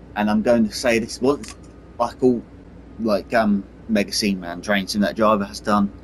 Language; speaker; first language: English; native; English